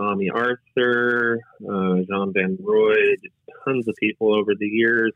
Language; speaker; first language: English; native; English